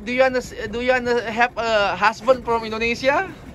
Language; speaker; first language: English; non-native, learner; Indonesian